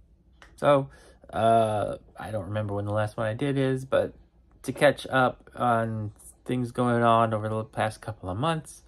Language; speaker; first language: English; native; English